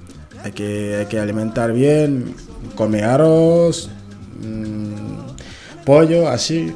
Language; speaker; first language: Spanish; non-native, learner; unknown